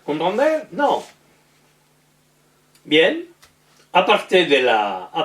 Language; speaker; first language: Spanish; non-native, learner; French